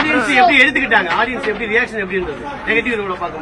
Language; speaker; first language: Tamil; native; Tamil